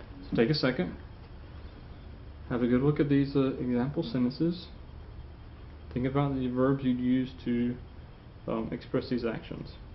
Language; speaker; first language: English; native; English